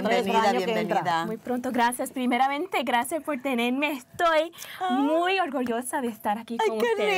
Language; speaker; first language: Spanish; early bilingual, heritage; Spanish